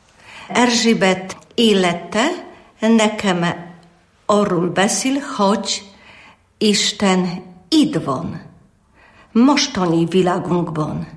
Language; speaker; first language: Hungarian; non-native, learner; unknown